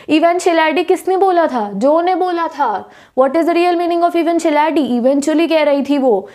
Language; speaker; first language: Hindi; native; Hindi